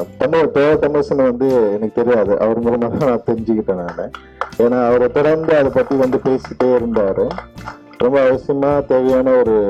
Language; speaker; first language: Tamil; native; Tamil